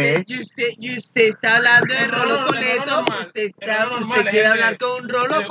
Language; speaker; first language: Spanish; native; Spanish